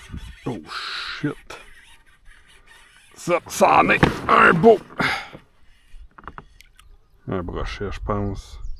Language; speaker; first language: French; native; French